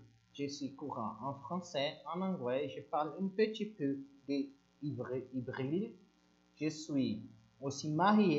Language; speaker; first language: French; non-native, learner; Portuguese